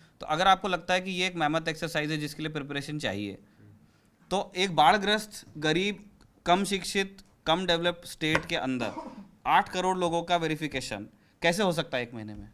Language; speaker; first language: Hindi; non-native, local second language; Marathi